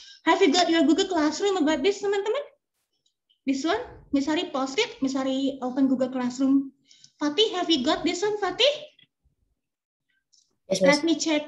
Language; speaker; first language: English; non-native, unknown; Indonesian